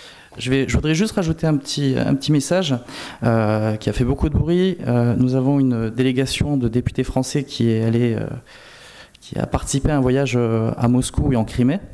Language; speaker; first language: French; native; French